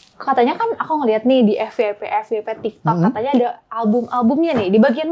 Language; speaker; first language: Indonesian; native; Indonesian